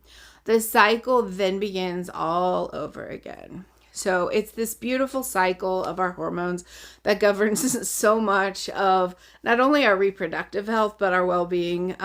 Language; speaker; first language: English; native; English